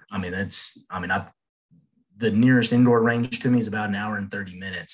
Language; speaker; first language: English; native; English